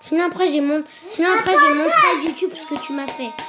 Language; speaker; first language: French; native; French